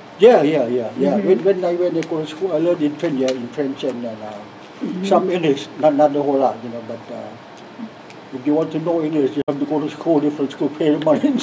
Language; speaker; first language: English; non-native, learner; Lao